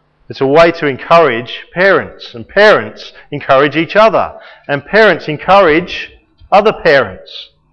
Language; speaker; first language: English; native; English